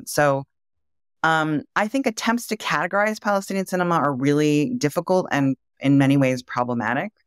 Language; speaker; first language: English; native; English